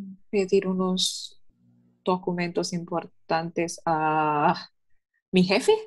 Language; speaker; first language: Spanish; non-native, learner; English